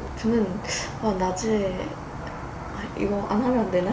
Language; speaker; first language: Korean; non-native, fluent; Vietnamese